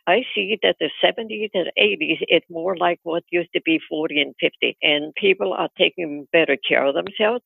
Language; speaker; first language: English; non-native, fluent; Icelandic